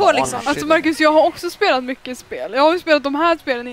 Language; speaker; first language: Swedish; native; Swedish